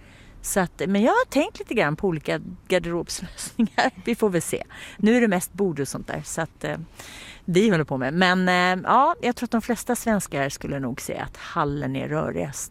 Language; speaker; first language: Swedish; native; Swedish